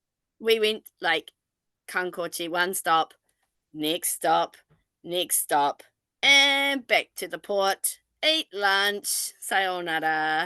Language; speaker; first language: English; non-native, fluent; Japanese